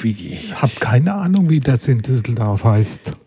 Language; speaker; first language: German; native; German